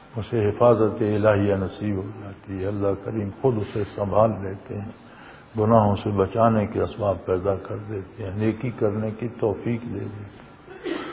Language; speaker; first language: Urdu; non-native, local second language; Punjabi